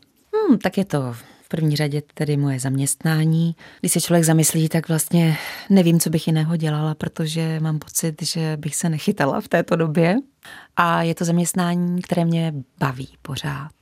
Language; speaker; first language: Czech; native; Czech